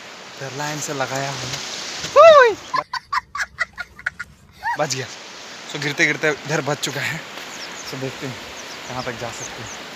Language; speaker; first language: Hindi; non-native, local second language; Bangla